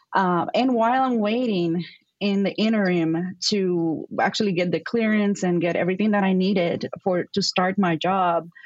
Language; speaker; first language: English; non-native, fluent; Spanish